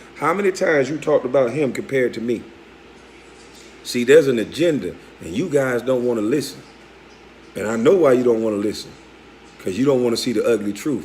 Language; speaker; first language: English; native; English